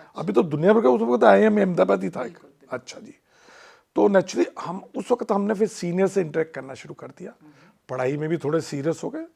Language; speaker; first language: Hindi; non-native, local second language; Punjabi